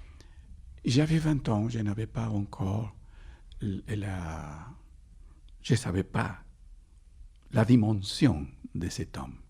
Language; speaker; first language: French; non-native, fluent; Spanish